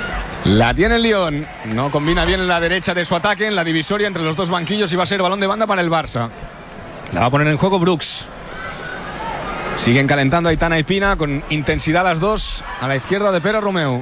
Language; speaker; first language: Spanish; native; Spanish